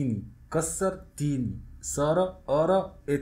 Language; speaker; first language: Arabic; native; Arabic